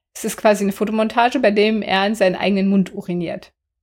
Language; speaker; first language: German; native; German